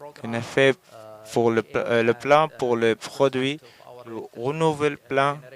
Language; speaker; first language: French; non-native, learner; Arabic